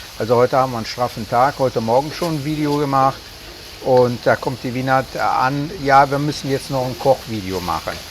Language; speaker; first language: German; native; German